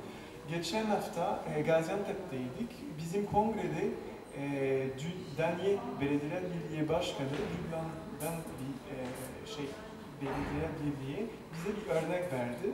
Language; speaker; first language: Turkish; non-native, fluent; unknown